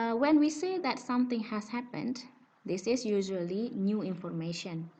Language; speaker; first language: English; non-native, fluent; Indonesian